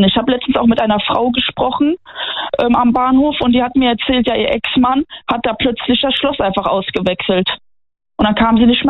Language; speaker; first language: German; native; German